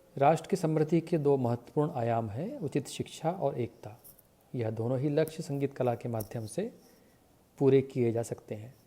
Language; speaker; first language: Hindi; native; Hindi